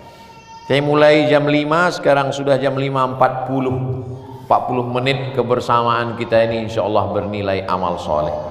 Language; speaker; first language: Indonesian; non-native, local second language; Malay